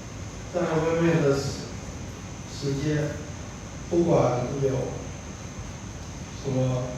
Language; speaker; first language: Chinese; non-native, learner; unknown